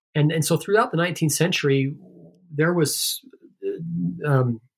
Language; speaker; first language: English; native; English